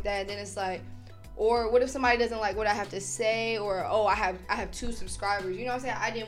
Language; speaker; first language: English; native; English